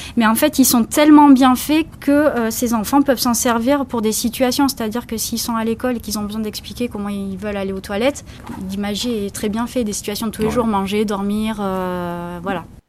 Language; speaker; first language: French; native; French